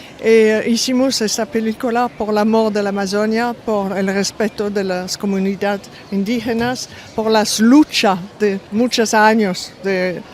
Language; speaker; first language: Spanish; non-native, fluent; French